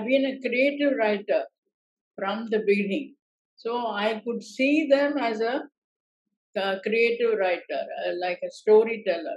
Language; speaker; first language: English; non-native, local second language; Tamil